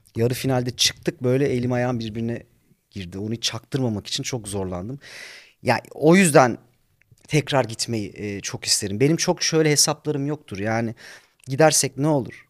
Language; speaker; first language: Turkish; native; Turkish